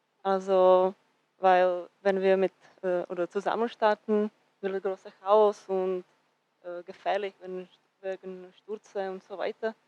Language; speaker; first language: German; non-native, learner; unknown